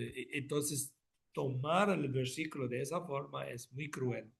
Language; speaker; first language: Spanish; non-native, fluent; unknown